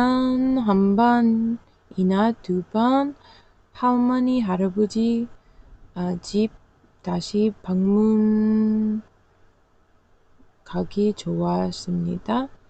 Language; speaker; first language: Korean; non-native, learner; English